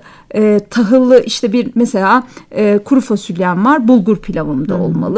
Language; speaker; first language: Turkish; native; Turkish